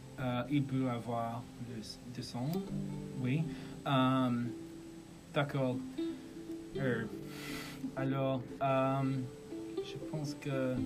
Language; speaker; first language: French; non-native, learner; English